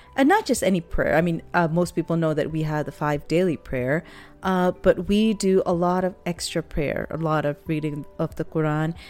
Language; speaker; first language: English; non-native, local second language; Urdu